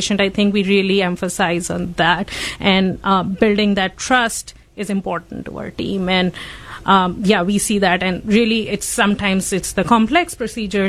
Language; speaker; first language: English; non-native, local second language; Hindi